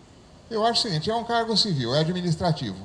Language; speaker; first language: Portuguese; native; Portuguese